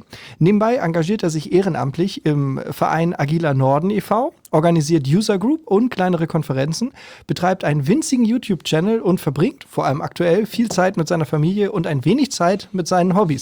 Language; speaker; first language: German; native; German